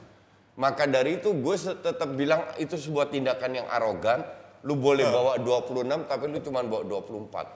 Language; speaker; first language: Indonesian; native; Indonesian